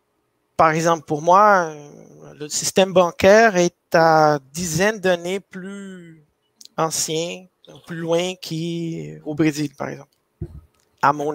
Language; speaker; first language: French; non-native, fluent; Portuguese